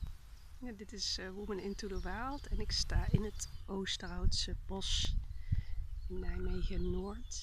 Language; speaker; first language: Dutch; native; Dutch